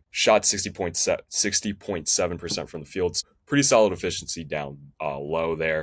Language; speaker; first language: English; native; English